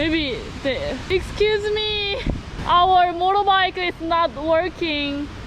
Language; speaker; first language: English; non-native, learner; Korean